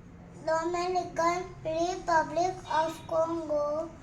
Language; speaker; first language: English; non-native, learner; Gujarati